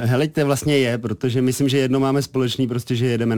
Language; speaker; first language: Czech; native; Czech